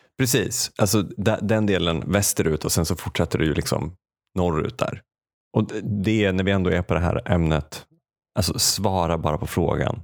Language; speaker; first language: Swedish; native; Swedish